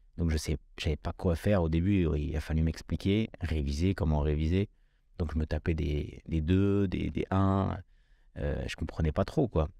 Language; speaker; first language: French; early bilingual, other home language; Kabyle